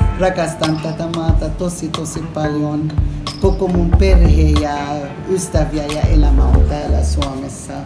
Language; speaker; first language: Finnish; non-native, fluent; Arabic